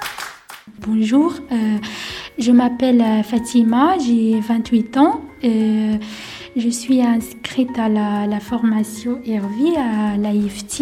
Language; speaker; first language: French; non-native, learner; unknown